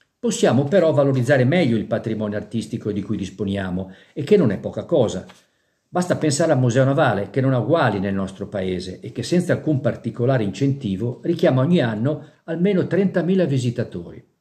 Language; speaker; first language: Italian; native; Italian